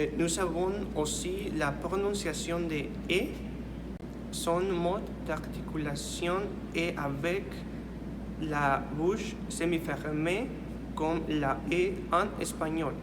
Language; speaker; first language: French; non-native, learner; Spanish